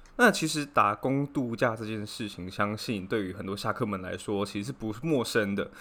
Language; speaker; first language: Chinese; native; Chinese